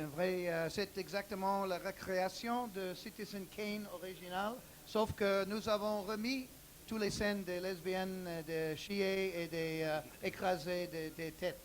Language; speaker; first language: French; non-native, learner; English